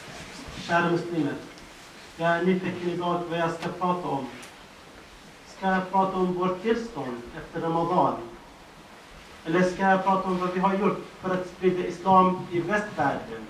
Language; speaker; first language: Swedish; non-native, fluent; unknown